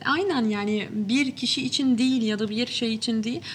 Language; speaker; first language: Turkish; early bilingual, other home language; Arabic